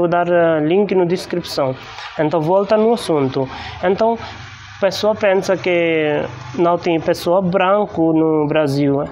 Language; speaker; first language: Portuguese; non-native, learner; Hindi